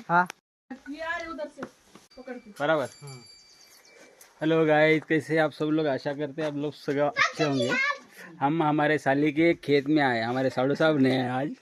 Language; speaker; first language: Hindi; non-native, local second language; Marathi